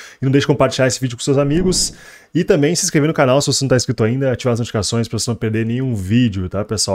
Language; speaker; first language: Portuguese; native; Portuguese